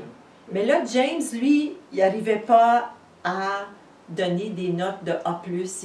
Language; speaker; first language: French; native; French